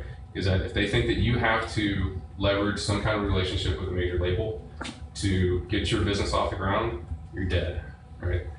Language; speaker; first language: English; native; English